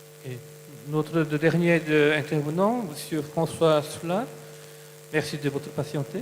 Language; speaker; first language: French; non-native, fluent; Korean